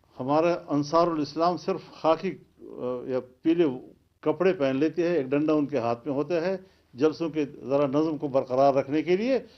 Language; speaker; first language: Urdu; non-native, local second language; Pashto